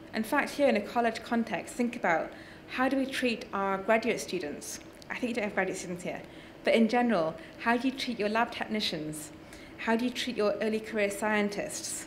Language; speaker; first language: English; native; English